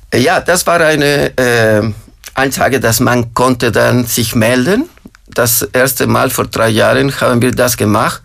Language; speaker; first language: German; non-native, fluent; Spanish